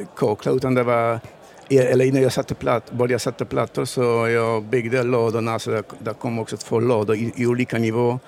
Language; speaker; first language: Swedish; non-native, fluent; Polish